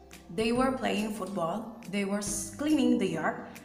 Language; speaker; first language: English; non-native, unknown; Indonesian